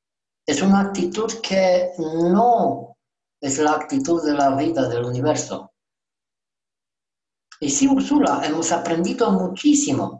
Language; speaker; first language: Spanish; non-native, learner; Romanian